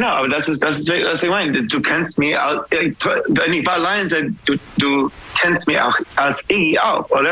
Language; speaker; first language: German; non-native, fluent; English